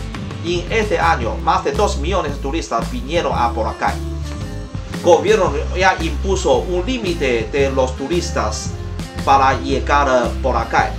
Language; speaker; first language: Spanish; non-native, learner; Chinese